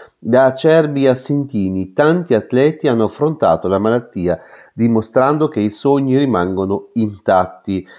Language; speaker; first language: Italian; native; Italian